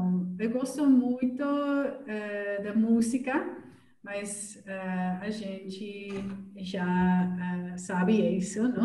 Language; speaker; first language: Portuguese; non-native, learner; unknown